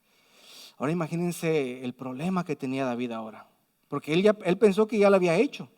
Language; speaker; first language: Spanish; native; Spanish